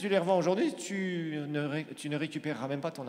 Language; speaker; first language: French; native; French